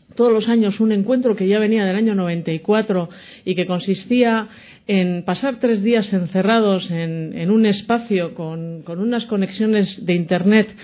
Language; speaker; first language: Spanish; native; Spanish